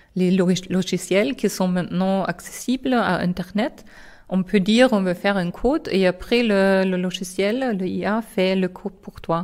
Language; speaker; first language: French; non-native, fluent; German